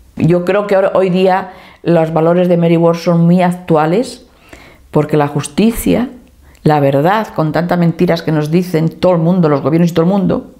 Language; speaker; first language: Spanish; native; Spanish